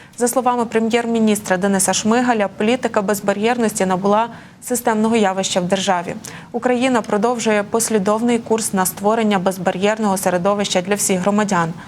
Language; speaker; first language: Ukrainian; native; Ukrainian